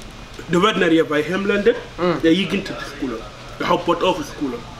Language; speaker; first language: Swedish; non-native, learner; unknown